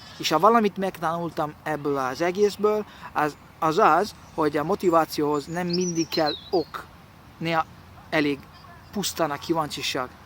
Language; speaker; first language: Hungarian; non-native, learner; Italian